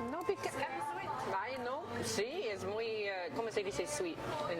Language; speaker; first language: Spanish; non-native, learner; English